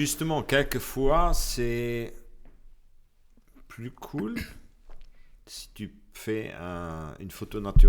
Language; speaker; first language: French; non-native, local second language; Luxembourgish